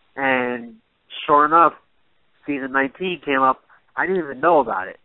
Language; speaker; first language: English; native; English